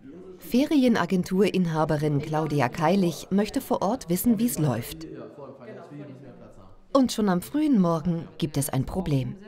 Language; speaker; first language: German; native; German